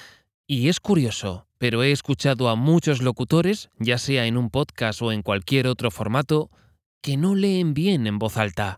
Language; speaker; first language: Spanish; native; Spanish